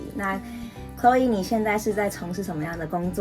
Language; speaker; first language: Chinese; native; Chinese